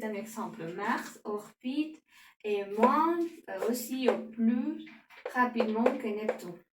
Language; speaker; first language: French; non-native, learner; Spanish